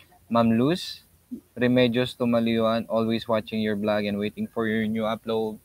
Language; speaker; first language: English; non-native, local second language; Filipino